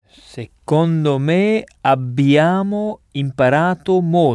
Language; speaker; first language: Italian; non-native, learner; French